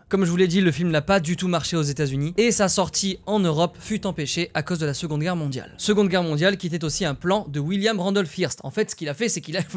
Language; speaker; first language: French; native; French